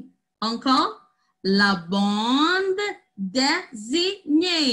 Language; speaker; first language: French; non-native, fluent; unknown